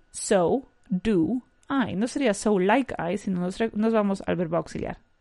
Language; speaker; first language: Spanish; native; Spanish